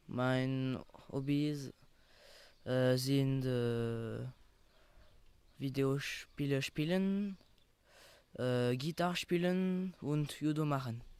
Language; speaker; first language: German; non-native, learner; French